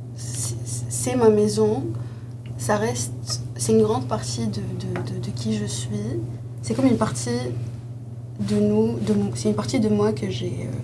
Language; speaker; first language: French; non-native, local second language; Arabic